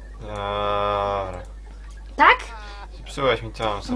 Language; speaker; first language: Polish; native; Polish